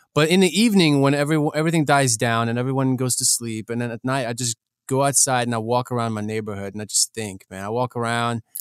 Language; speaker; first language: English; early bilingual, other home language; Ukrainian